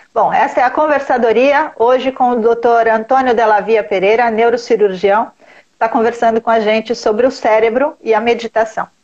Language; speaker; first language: Portuguese; native; Portuguese